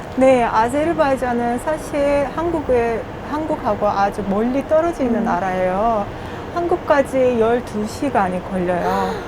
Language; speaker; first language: Korean; non-native, fluent; Azerbaijani